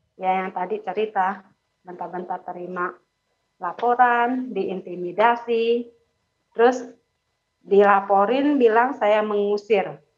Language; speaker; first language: Indonesian; native; Indonesian